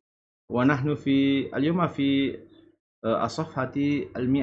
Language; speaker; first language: Arabic; non-native, fluent; Malay